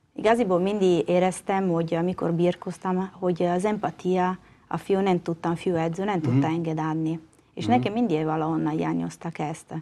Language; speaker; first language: Hungarian; non-native, learner; Italian